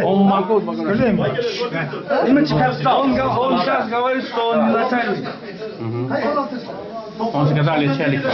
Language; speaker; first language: Russian; non-native, learner; Chinese